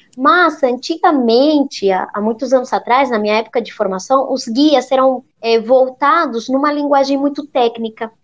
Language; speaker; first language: Portuguese; early bilingual, other home language; Spanish